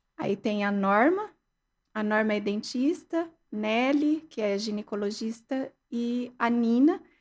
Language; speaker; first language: Portuguese; early bilingual, other home language; Arabic